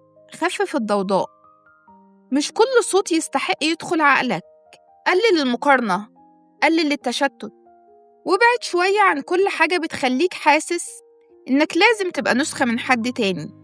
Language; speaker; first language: Arabic; native; Arabic